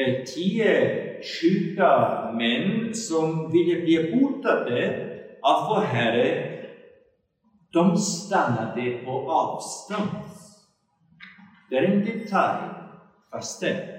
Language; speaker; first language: Swedish; non-native, fluent; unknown